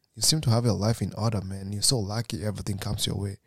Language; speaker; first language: English; non-native, local second language; Kikuyu